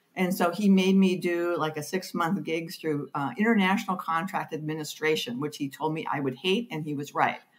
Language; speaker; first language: English; native; English